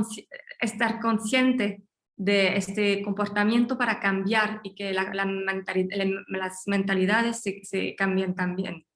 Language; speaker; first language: Spanish; non-native, fluent; French